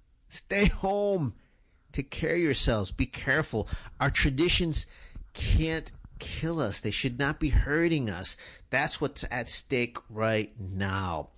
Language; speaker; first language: English; early bilingual, other home language; Spanish